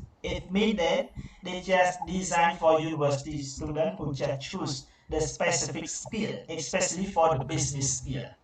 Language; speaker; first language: English; non-native, learner; Khmer